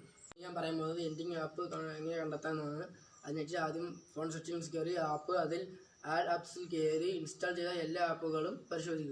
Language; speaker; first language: Malayalam; native; Malayalam